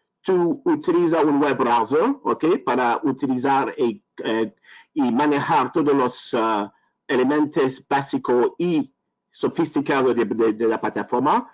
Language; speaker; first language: Spanish; non-native, learner; French